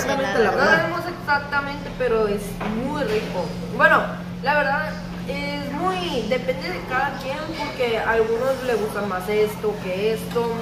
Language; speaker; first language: Spanish; early bilingual, other home language; Korean